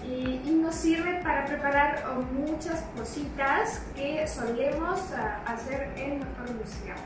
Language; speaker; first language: Spanish; non-native, fluent; Russian